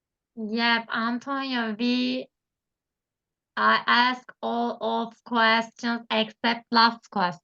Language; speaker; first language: English; non-native, learner; Turkish